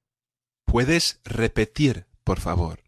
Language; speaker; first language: Spanish; non-native, fluent; English